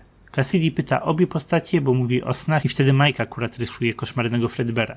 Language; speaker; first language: Polish; native; Polish